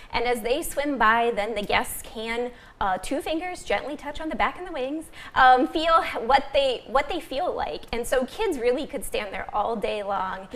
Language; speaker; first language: English; native; English